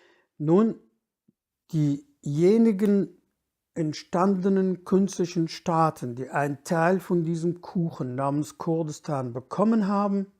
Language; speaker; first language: German; non-native, fluent; Kurdish